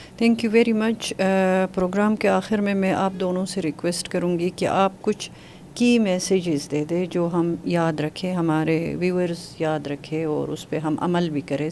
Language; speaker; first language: Urdu; non-native, local second language; Balti